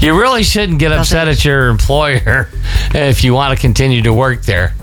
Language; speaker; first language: English; native; English